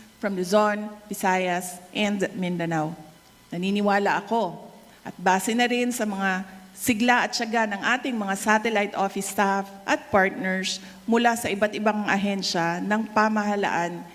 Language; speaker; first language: Filipino; non-native, local second language; Cebuano